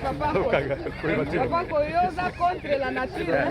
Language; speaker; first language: French; non-native, local second language; Lingala